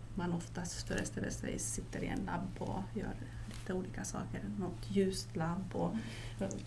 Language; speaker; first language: Swedish; non-native, fluent; Romanian